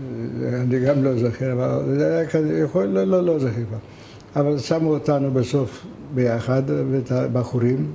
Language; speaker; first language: Hebrew; non-native, fluent; Hungarian